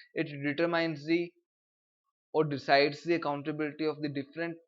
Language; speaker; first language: English; non-native, local second language; Punjabi